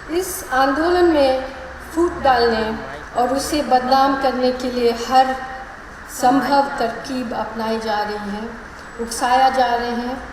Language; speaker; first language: Hindi; non-native, local second language; Malayalam